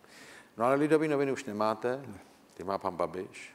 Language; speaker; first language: Czech; native; Czech